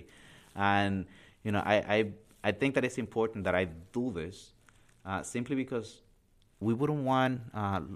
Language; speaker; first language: English; non-native, fluent; Spanish